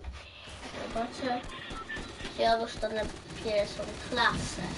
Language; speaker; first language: Polish; early bilingual, heritage; Polish